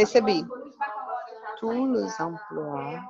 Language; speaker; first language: French; non-native, learner; Portuguese